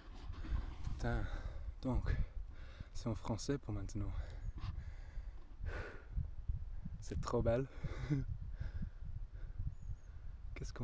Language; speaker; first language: French; non-native, learner; English